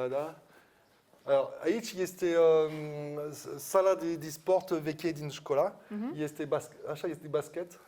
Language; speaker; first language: Romanian; non-native, learner; French